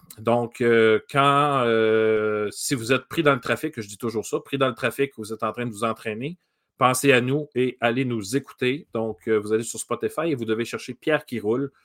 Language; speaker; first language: French; native; French